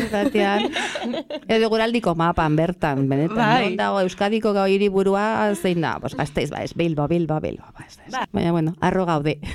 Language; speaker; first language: Basque; non-native, local second language; Spanish